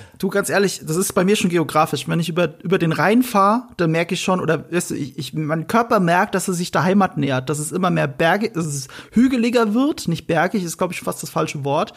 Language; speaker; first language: German; native; German